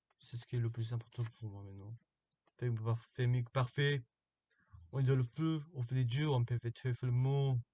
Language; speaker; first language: French; non-native, learner; Korean